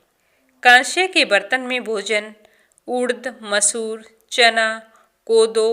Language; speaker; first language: Hindi; native; Hindi